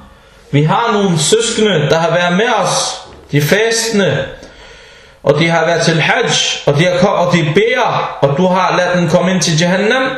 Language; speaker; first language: Danish; early bilingual, other home language; Arabic